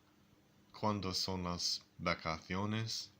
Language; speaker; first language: Spanish; non-native, learner; English